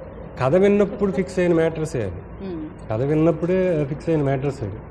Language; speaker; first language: Telugu; native; Telugu